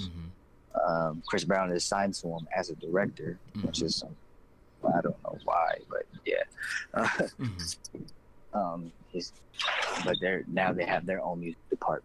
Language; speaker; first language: English; native; English